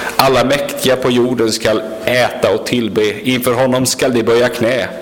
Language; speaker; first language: Swedish; native; Swedish